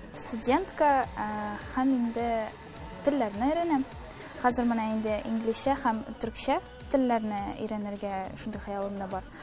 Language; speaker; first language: Tatar; early bilingual, heritage; Tatar